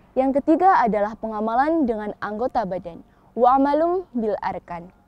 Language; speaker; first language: Indonesian; native; Indonesian